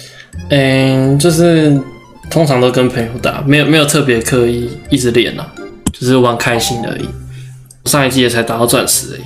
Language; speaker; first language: Chinese; native; Chinese